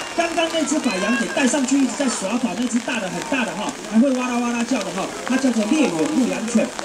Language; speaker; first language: Chinese; native; Chinese